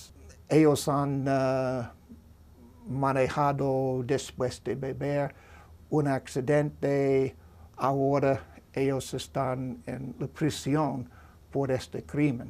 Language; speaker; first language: Spanish; non-native, fluent; English